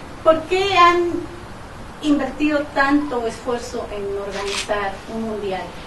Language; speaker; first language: Spanish; native; Spanish